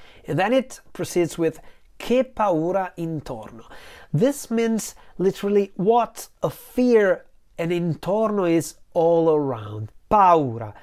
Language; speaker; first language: English; non-native, fluent; Italian